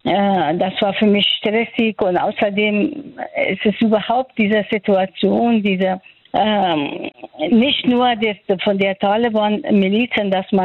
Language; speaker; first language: German; non-native, fluent; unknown